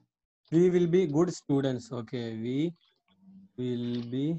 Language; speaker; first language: English; non-native, local second language; Hindi